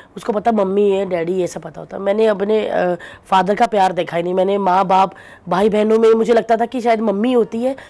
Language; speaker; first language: Hindi; non-native, local second language; Punjabi